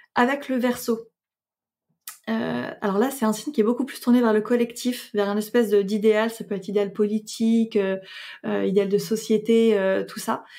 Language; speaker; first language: French; native; French